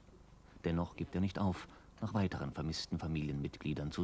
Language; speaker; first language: German; native; German